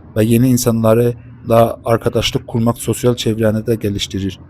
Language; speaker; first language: Turkish; non-native, fluent; Persian